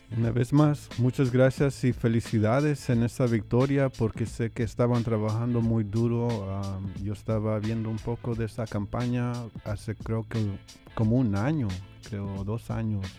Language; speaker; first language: Spanish; early bilingual, heritage; Spanish